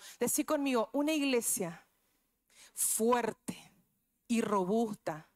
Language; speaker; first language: Spanish; native; Spanish